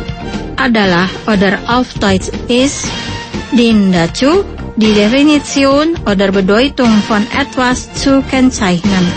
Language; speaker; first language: German; non-native, local second language; Indonesian